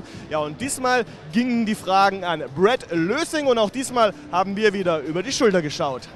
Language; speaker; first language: German; native; German